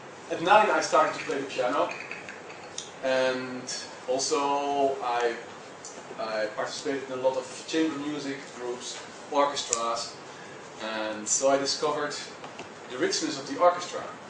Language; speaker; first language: English; non-native, fluent; Dutch